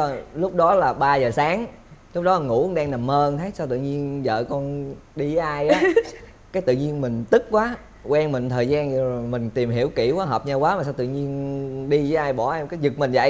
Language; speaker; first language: Vietnamese; native; Vietnamese